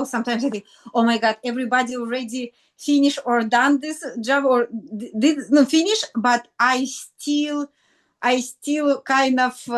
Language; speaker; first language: English; non-native, learner; Russian